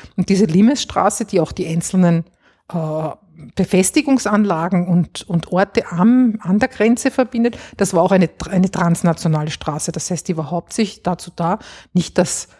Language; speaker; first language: German; native; German